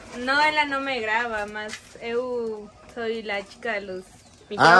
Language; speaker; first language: Portuguese; non-native, learner; Spanish